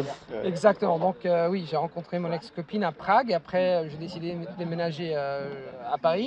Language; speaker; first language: French; non-native, fluent; Italian